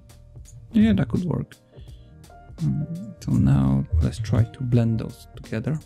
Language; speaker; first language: English; non-native, fluent; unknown